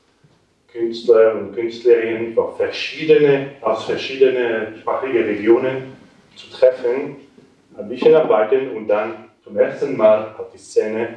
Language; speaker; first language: German; non-native, learner; French